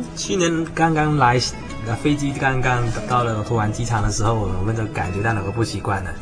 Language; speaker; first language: Chinese; non-native, local second language; Cantonese